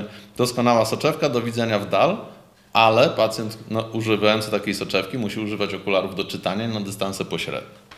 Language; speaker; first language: Polish; native; Polish